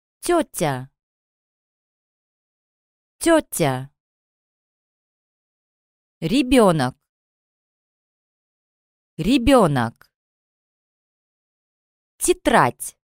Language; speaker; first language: Russian; non-native, learner; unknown